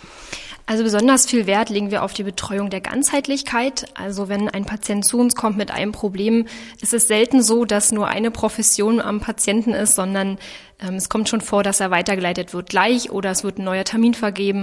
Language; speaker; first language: German; native; German